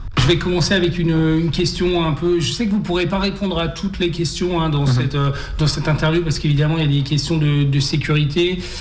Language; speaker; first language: French; native; French